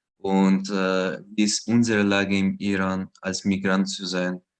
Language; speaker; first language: German; non-native, learner; Persian